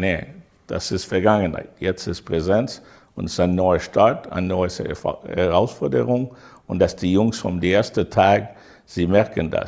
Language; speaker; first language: German; non-native, fluent; English